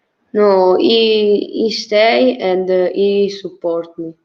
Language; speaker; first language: English; non-native, learner; Italian